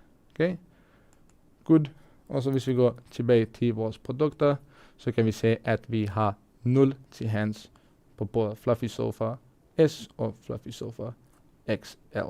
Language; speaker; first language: Danish; non-native, fluent; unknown